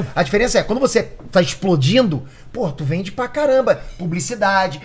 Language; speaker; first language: Portuguese; native; Portuguese